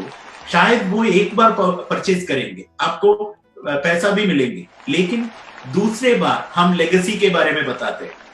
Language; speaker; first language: Hindi; non-native, local second language; Malayalam